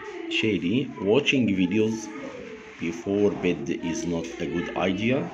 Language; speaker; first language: English; non-native, fluent; Arabic